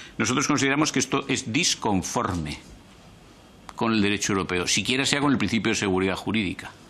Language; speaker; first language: Spanish; native; Spanish